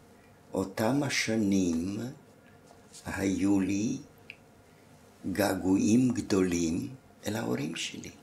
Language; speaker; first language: Hebrew; non-native, fluent; German